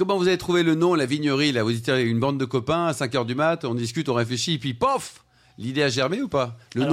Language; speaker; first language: French; native; French